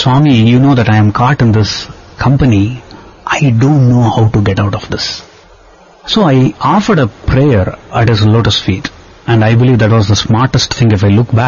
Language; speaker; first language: English; non-native, local second language; Tamil